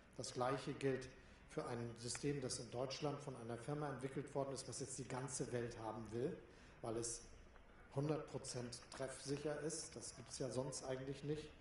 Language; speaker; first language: German; native; German